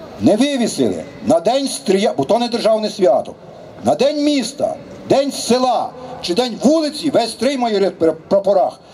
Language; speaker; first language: Ukrainian; native; Ukrainian